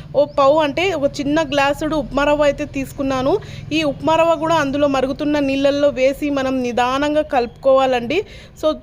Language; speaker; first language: Telugu; non-native, local second language; Urdu